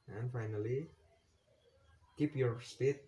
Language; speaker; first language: English; non-native, learner; Indonesian